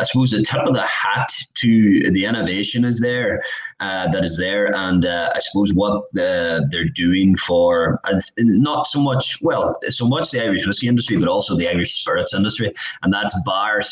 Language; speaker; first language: English; native; English